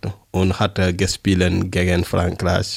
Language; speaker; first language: German; non-native, learner; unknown